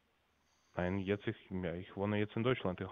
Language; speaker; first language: German; non-native, learner; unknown